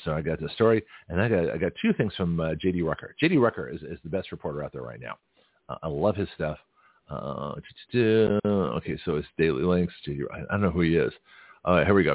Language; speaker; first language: English; native; English